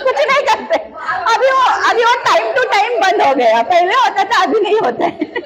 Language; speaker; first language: Hindi; non-native, local second language; Marathi